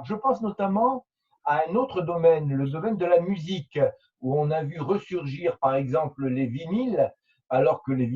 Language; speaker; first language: French; native; French